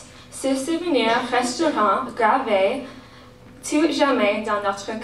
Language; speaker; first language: French; non-native, local second language; English